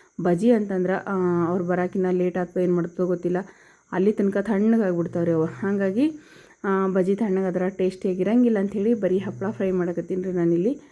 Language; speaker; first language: Kannada; native; Kannada